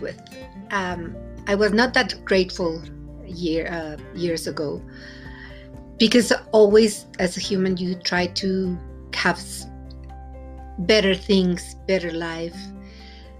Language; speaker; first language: English; non-native, fluent; Spanish